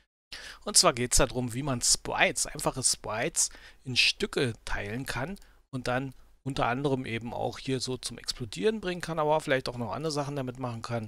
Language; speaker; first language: German; native; German